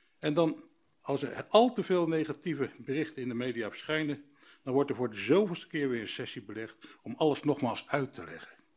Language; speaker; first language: Dutch; native; Dutch